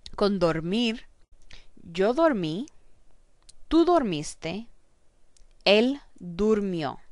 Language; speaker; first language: Spanish; non-native, fluent; English